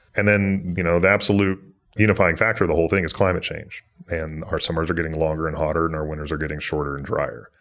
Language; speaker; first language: English; native; English